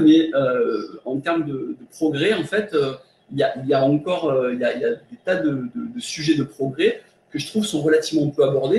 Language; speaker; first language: French; native; French